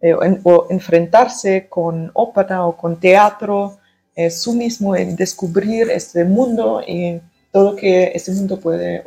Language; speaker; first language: Spanish; early bilingual, heritage; German